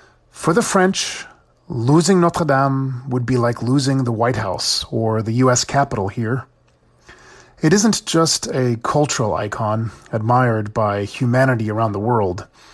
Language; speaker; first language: English; native; English